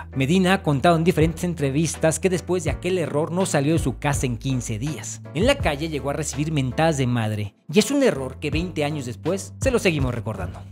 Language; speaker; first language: Spanish; native; Spanish